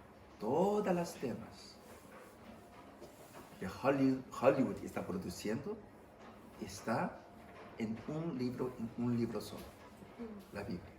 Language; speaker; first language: Spanish; non-native, fluent; English